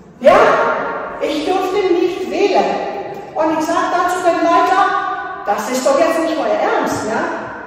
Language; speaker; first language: German; non-native, fluent; Greek